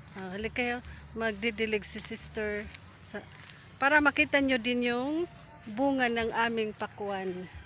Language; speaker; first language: Filipino; non-native, local second language; Bikol